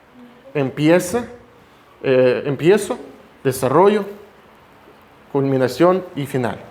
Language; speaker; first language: Spanish; non-native, fluent; Russian